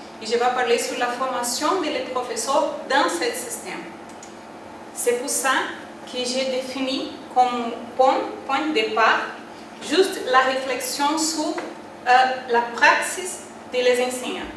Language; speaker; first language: French; non-native, learner; Portuguese